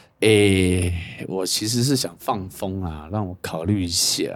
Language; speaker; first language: Chinese; native; Chinese